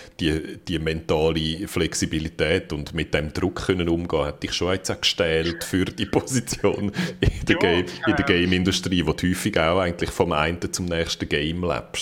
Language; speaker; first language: German; native; German